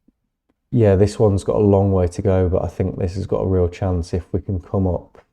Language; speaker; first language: English; native; English